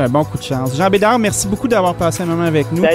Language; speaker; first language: French; native; French